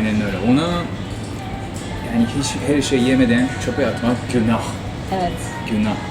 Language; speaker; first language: Turkish; non-native, fluent; Japanese